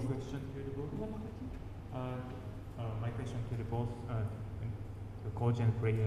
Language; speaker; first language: English; non-native, learner; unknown